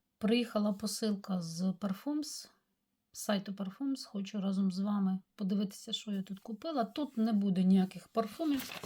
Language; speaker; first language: Ukrainian; native; Ukrainian